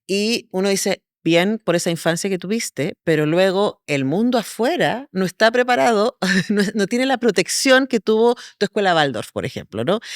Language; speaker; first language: Spanish; native; Spanish